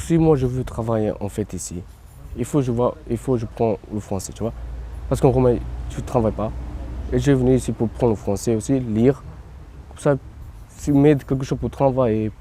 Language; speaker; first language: French; non-native, learner; Romany